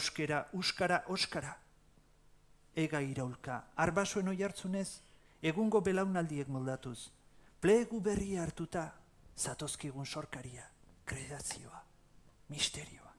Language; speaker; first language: Basque; native; Basque